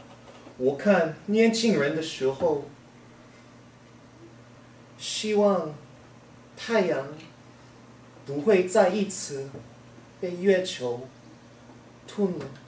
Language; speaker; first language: Chinese; non-native, learner; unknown